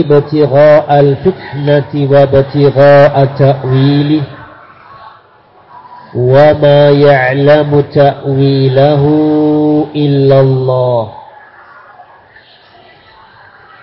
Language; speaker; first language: Arabic; non-native, fluent; Indonesian